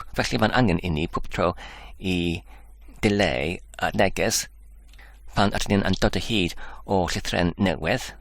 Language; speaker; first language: Welsh; non-native, learner; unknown